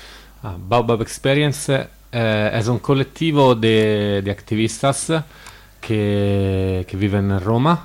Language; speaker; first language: Spanish; non-native, learner; Italian